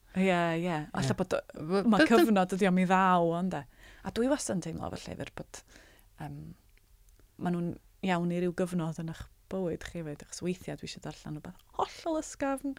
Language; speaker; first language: Welsh; native; Welsh